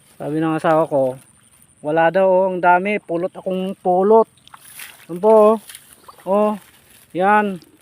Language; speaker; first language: Filipino; non-native, local second language; Iloko